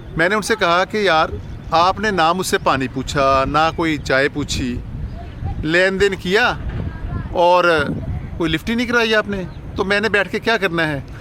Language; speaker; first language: Urdu; non-native, local second language; Punjabi